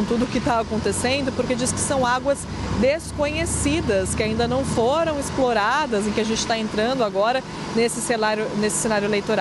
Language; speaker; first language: Portuguese; native; Portuguese